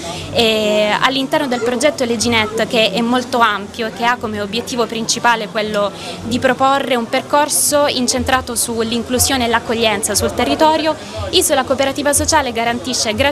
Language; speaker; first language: Italian; native; Italian